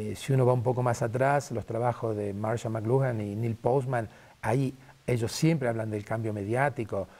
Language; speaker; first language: Spanish; native; Spanish